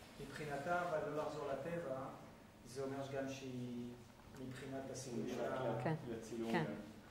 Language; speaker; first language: Hebrew; native; Hebrew